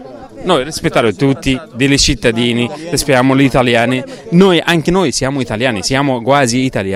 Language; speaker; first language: Italian; non-native, learner; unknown